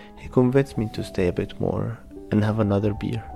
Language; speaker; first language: English; non-native, fluent; Arabic